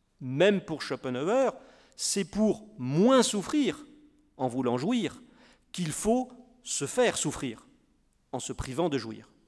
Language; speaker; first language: French; native; French